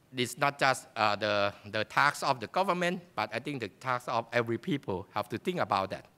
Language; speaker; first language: English; non-native, fluent; Thai